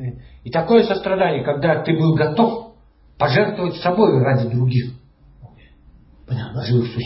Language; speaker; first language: Russian; native; Russian